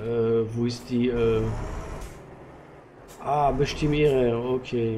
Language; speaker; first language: German; non-native, learner; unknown